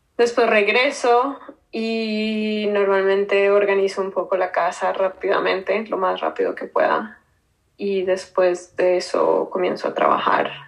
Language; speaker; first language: Spanish; native; Spanish